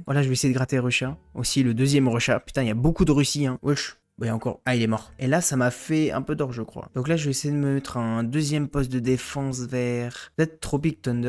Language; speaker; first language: French; native; French